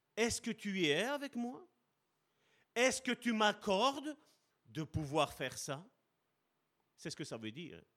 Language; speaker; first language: French; early bilingual, other home language; Italian